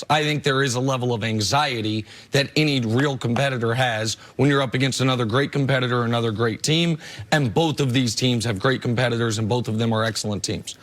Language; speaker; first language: English; native; English